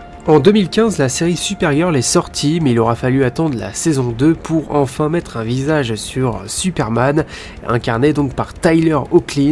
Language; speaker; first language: French; native; French